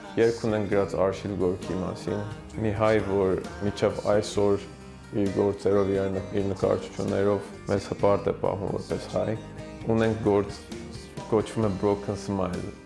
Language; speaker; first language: Armenian; early bilingual, heritage; Armenian